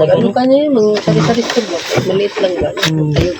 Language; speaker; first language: Filipino; non-native, local second language; Cebuano